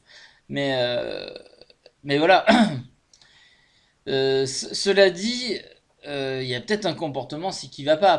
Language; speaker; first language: French; native; French